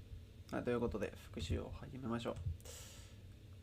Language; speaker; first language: Japanese; non-native, learner; Spanish